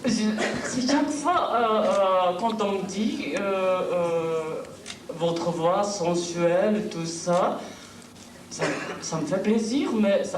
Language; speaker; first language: French; non-native, fluent; Japanese